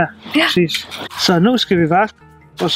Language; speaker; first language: Danish; non-native, learner; Swahili